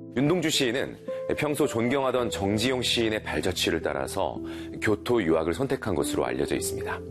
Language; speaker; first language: Korean; native; Korean